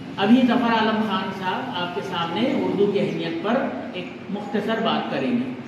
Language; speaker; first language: Urdu; native; Urdu